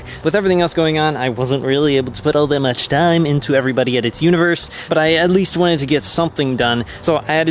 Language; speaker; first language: English; native; English